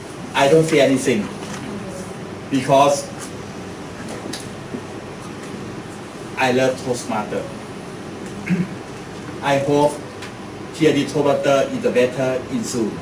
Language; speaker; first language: English; non-native, learner; Thai